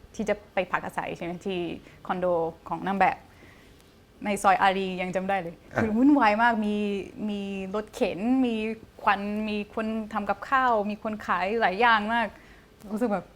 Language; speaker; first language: Thai; non-native, fluent; Portuguese